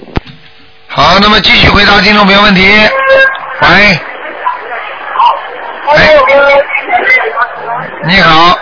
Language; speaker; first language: Chinese; native; Chinese